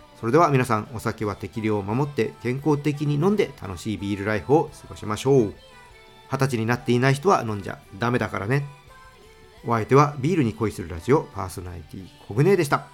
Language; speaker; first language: Japanese; native; Japanese